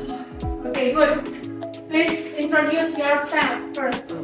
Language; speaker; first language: English; non-native, fluent; Indonesian